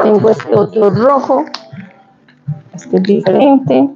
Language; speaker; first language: Spanish; native; Spanish